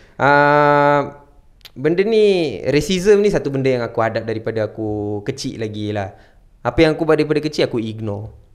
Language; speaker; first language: Malay; non-native, local second language; Tamil